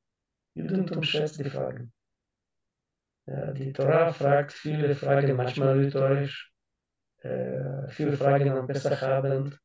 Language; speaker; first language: German; non-native, learner; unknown